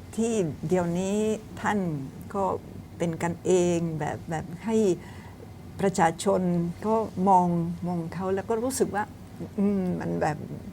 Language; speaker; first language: Thai; non-native, fluent; Spanish